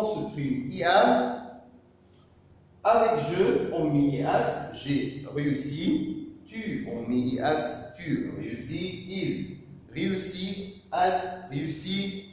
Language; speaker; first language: French; non-native, fluent; Arabic